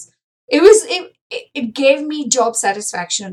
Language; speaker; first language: English; non-native, local second language; Marathi